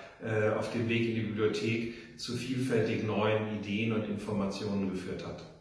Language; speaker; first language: German; native; German